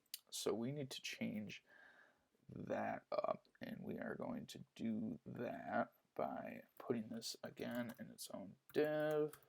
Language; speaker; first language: English; native; English